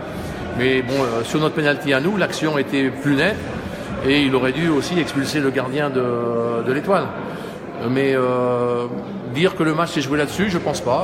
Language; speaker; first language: French; native; French